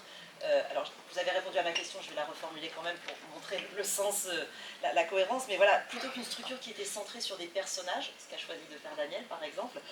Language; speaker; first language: French; native; French